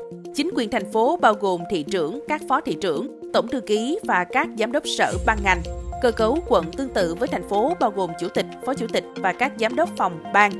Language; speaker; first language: Vietnamese; native; Vietnamese